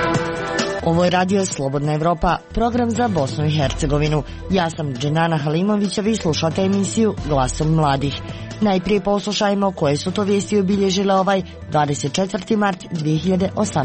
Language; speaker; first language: Croatian; native; Croatian